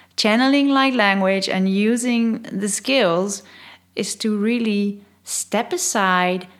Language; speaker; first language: English; non-native, fluent; Dutch